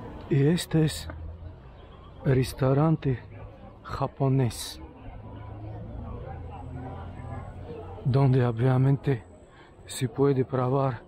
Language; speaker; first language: Spanish; non-native, learner; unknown